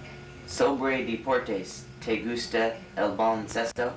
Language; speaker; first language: Spanish; non-native, learner; English